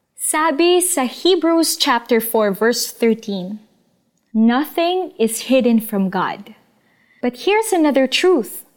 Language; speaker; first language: English; non-native, local second language; Filipino